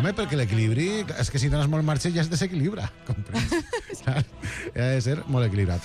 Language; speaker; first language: Catalan; native; Catalan